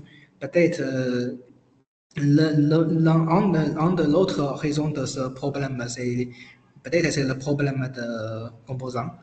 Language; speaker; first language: French; non-native, learner; Chinese